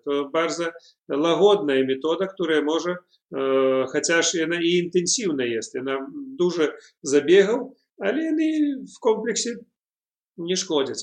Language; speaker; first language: Polish; non-native, learner; Belarusian